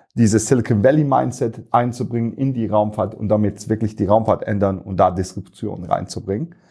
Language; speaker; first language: German; non-native, fluent; Turkish